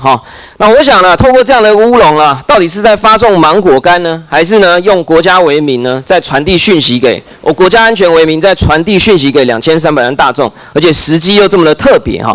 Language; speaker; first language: Chinese; native; Chinese